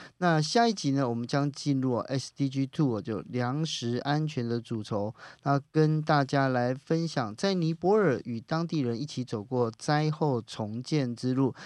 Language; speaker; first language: Chinese; native; Chinese